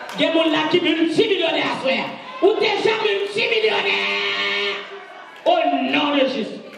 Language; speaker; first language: French; non-native, local second language; Haitian Creole